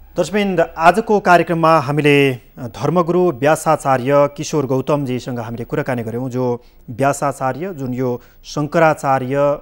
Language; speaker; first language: Nepali; native; Nepali